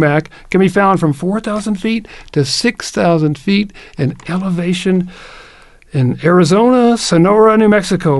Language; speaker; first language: English; native; English